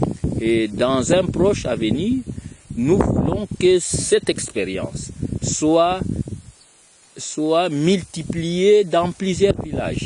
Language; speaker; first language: French; non-native, local second language; Kongo